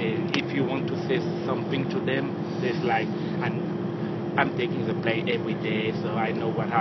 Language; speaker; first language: English; non-native, fluent; French